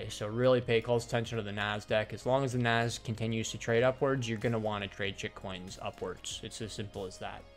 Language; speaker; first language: English; native; English